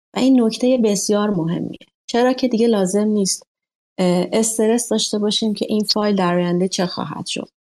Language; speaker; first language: Persian; native; Persian